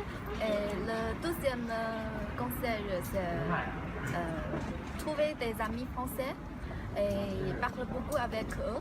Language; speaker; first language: French; non-native, learner; Chinese